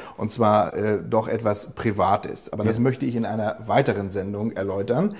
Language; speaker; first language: German; native; German